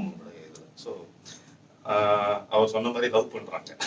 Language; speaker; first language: Tamil; native; Tamil